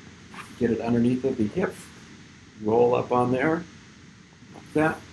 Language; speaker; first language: English; native; English